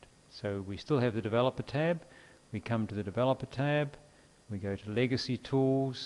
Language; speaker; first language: English; native; English